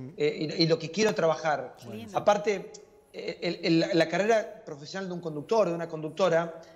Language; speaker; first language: Spanish; native; Spanish